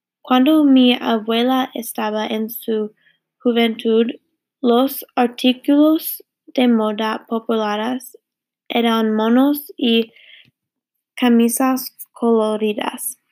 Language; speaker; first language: Spanish; non-native, learner; English